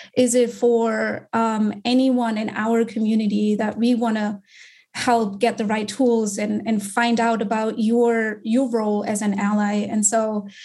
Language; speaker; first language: English; non-native, fluent; German